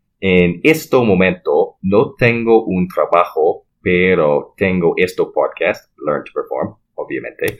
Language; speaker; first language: Spanish; non-native, learner; English